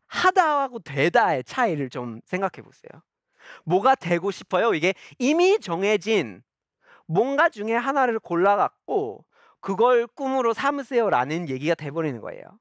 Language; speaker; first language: Korean; non-native, fluent; English